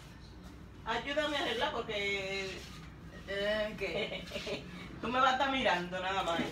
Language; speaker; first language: Spanish; native; Spanish